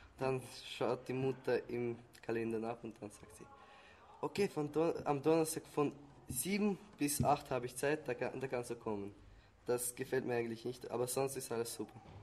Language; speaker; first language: German; early bilingual, other home language; Chechen